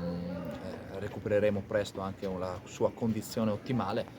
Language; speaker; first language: Italian; native; Italian